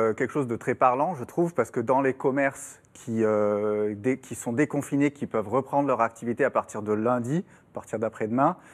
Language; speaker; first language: French; non-native, fluent; German